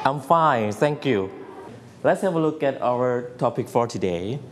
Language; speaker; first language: English; non-native, fluent; Thai